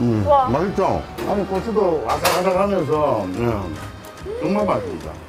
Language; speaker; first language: Korean; native; Korean